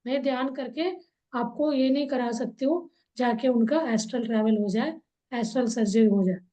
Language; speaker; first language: Hindi; non-native, local second language; Kannada